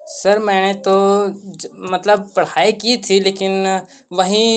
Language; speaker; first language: Hindi; native; Hindi